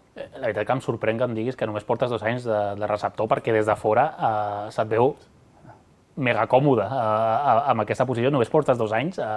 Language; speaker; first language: Catalan; native; Catalan